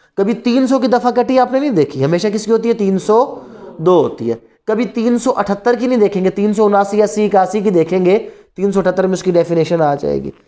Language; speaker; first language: Urdu; non-native, local second language; Punjabi